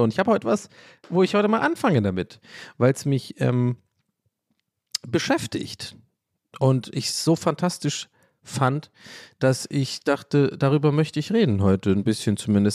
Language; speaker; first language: German; early bilingual, other home language; English